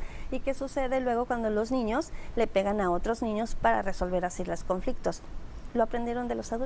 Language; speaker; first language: Spanish; native; Spanish